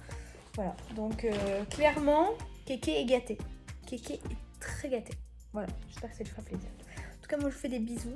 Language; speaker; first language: French; native; French